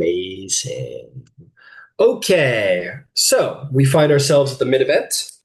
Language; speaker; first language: English; native; English